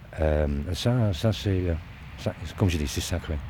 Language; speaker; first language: French; non-native, learner; Dutch